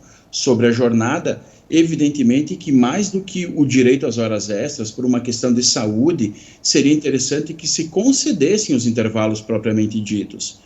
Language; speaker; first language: Portuguese; native; Portuguese